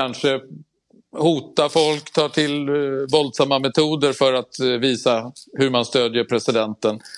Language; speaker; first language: Swedish; native; Swedish